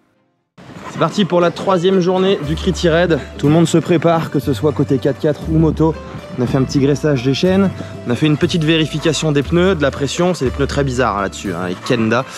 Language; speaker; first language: French; native; French